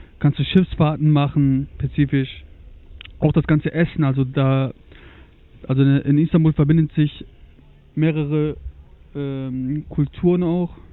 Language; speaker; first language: German; early bilingual, other home language; Turkish